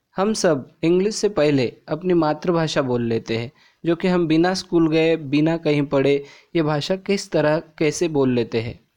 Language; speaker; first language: Hindi; non-native, local second language; Marathi